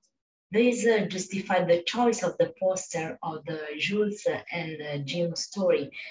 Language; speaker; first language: English; non-native, fluent; Italian